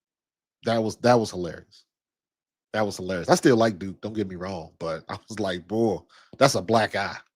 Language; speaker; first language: English; native; English